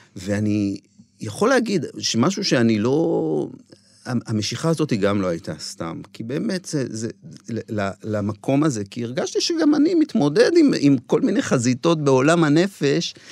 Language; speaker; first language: Hebrew; native; Hebrew